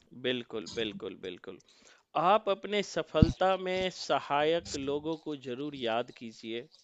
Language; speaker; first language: Hindi; native; Hindi